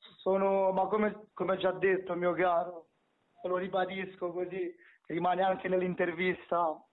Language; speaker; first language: Italian; early bilingual, other home language; Romanian